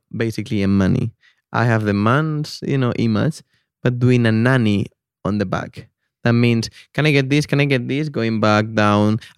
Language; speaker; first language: English; non-native, fluent; Spanish